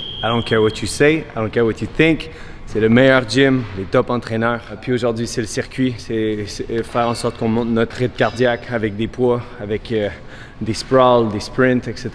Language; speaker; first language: French; native; French